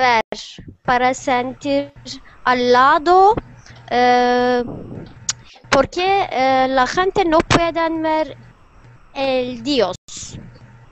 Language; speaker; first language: Spanish; non-native, learner; Turkish